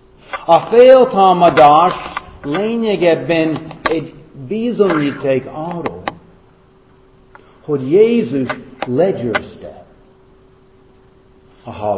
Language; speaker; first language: Hungarian; non-native, fluent; English